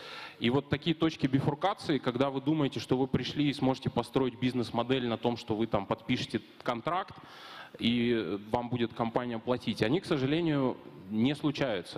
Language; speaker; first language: Russian; native; Russian